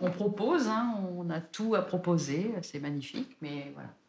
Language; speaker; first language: French; native; French